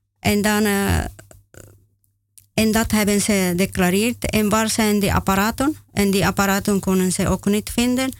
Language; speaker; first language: Dutch; non-native, learner; Spanish